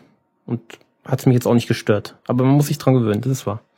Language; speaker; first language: German; native; German